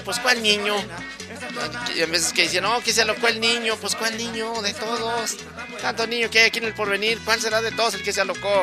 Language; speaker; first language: Spanish; native; Spanish